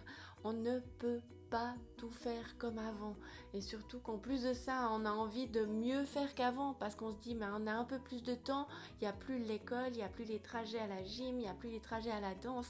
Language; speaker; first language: French; native; French